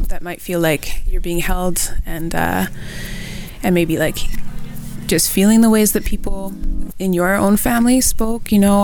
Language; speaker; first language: English; native; English